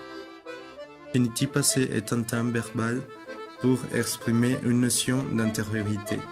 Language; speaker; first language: French; non-native, fluent; Spanish